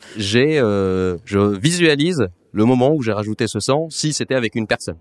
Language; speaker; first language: French; non-native, local second language; Arabic